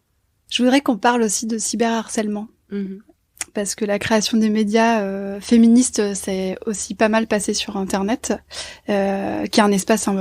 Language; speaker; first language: French; native; French